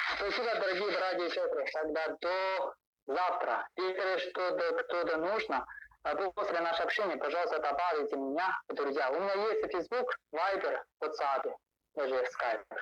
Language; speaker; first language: Russian; non-native, learner; Chinese